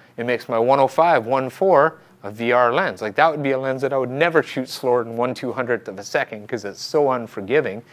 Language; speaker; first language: English; native; English